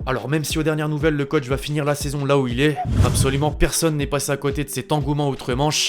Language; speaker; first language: French; native; French